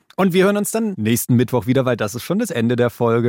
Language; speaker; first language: German; native; German